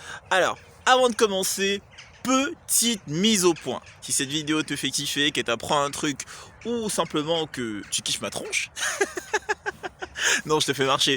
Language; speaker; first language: French; native; French